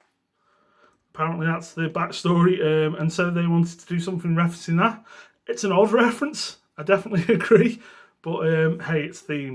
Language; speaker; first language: English; native; English